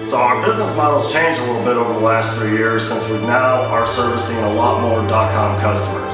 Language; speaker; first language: English; native; English